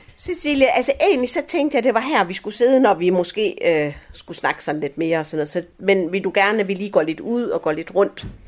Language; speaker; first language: Danish; early bilingual, other home language; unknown